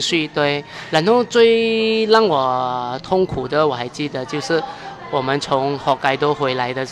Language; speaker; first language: Chinese; native; Chinese